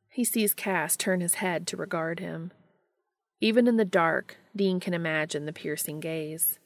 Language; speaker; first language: English; native; English